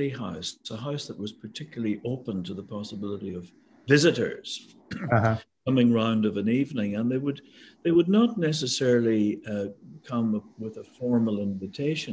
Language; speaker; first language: English; native; English